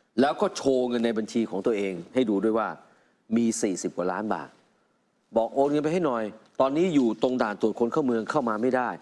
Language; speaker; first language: Thai; native; Thai